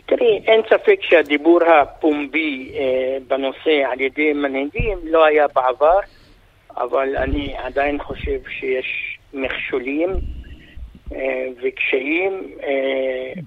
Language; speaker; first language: Hebrew; non-native, local second language; Arabic